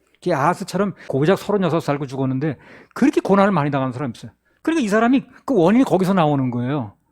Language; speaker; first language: Korean; native; Korean